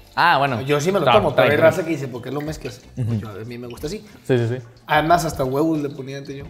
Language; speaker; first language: Spanish; native; Spanish